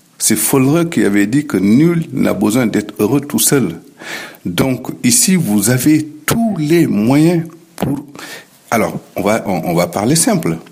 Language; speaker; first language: French; non-native, local second language; Fula